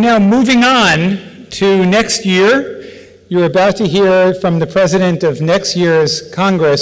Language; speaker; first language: English; native; English